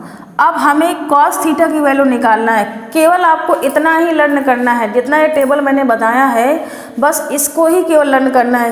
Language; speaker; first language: Hindi; native; Hindi